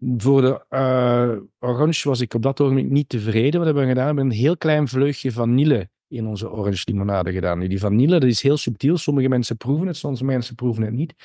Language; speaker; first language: Dutch; native; Dutch